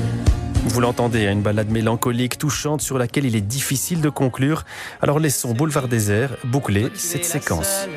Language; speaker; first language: French; native; French